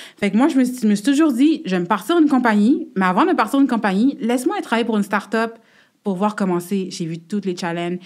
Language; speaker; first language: French; native; French